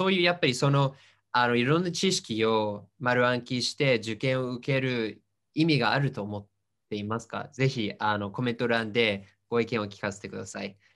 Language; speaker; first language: Japanese; non-native, fluent; English